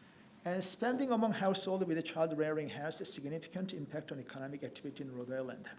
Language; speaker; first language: English; non-native, fluent; Korean